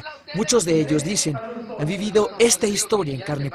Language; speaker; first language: Spanish; native; Spanish